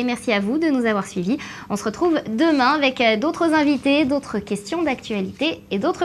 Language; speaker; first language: French; native; French